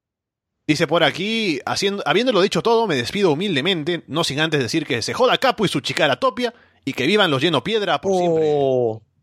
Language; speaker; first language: Spanish; native; Spanish